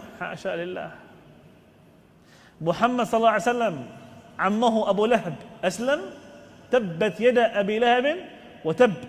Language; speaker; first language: Arabic; native; Arabic